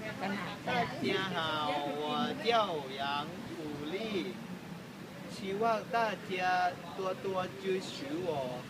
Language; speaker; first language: Chinese; non-native, learner; Thai